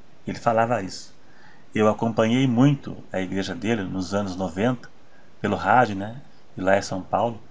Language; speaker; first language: Portuguese; native; Portuguese